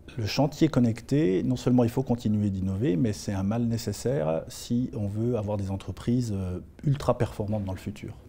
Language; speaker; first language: French; native; French